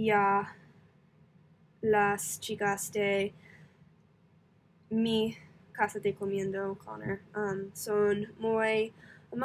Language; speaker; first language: Spanish; non-native, learner; English